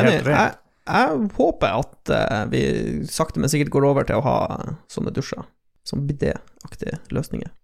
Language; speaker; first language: Norwegian; native; Norwegian